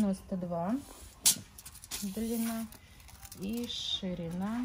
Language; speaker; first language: Russian; native; Russian